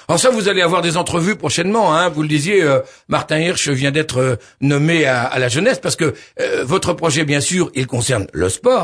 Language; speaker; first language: French; native; French